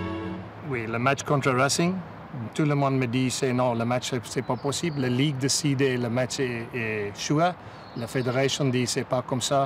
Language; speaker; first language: French; non-native, learner; English